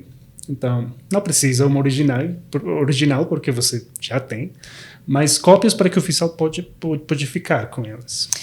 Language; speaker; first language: Portuguese; non-native, fluent; Spanish